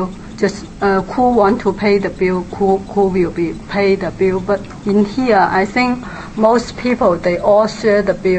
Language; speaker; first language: English; non-native, learner; Chinese